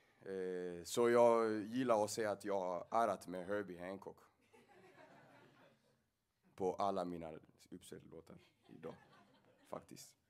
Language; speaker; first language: Swedish; non-native, fluent; English